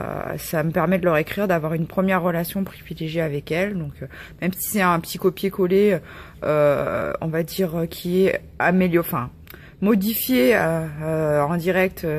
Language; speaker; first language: French; native; French